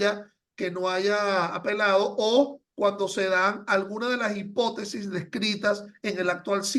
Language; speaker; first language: Spanish; native; Spanish